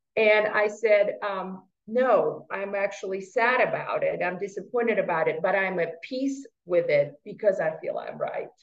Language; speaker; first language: English; non-native, fluent; Russian